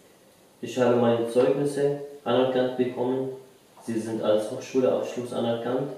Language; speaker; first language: German; non-native, learner; Arabic